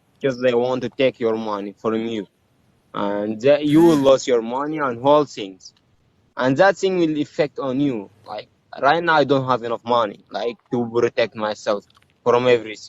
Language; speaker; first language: English; non-native, learner; Arabic